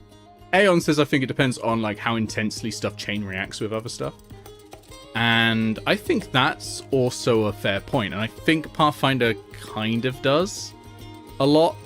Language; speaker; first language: English; native; English